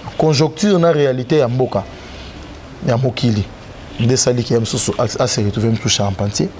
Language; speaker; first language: Lingala; native; Lingala